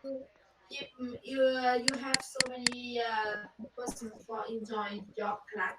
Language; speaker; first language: English; non-native, learner; Vietnamese